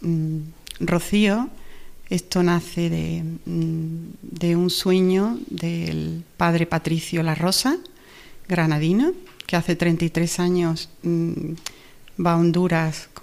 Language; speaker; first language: Spanish; native; Spanish